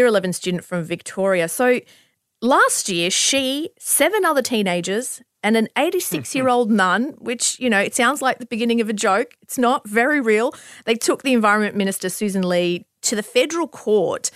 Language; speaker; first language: English; native; English